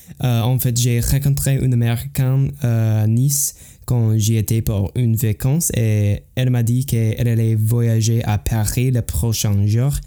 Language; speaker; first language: French; non-native, learner; English